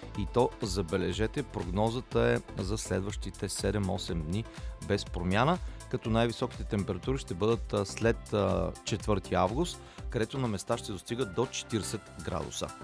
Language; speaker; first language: Bulgarian; native; Bulgarian